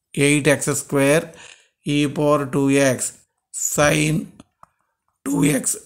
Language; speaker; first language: English; non-native, local second language; Telugu